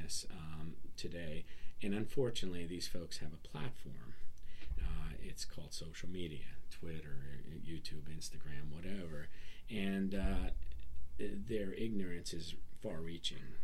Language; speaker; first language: English; early bilingual, other home language; Serbian